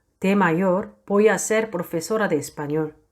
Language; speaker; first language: Spanish; non-native, fluent; Korean